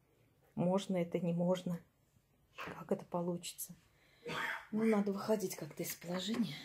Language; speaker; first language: Russian; native; Russian